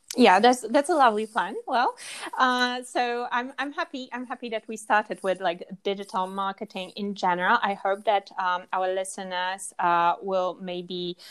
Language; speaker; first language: English; non-native, fluent; Polish